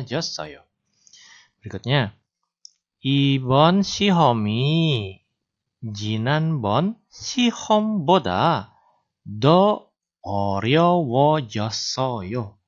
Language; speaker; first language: Korean; non-native, fluent; Indonesian